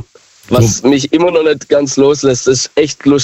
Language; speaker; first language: German; native; German